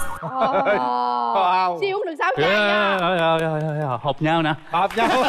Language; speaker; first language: Vietnamese; non-native, learner; Japanese